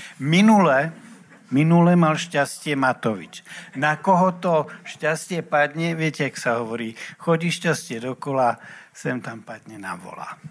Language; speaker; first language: Slovak; native; Slovak